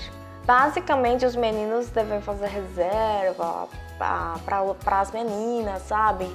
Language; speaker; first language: Portuguese; non-native, fluent; Korean